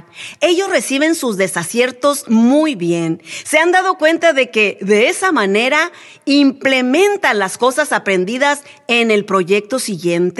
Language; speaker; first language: Spanish; native; Spanish